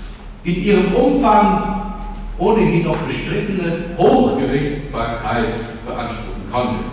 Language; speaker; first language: German; native; German